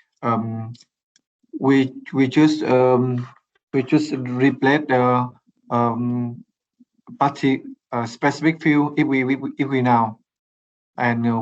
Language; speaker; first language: English; non-native, learner; Vietnamese